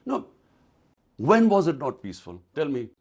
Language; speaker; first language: English; non-native, local second language; Urdu